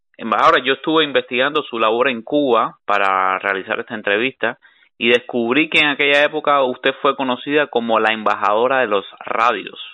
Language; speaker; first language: Spanish; native; Spanish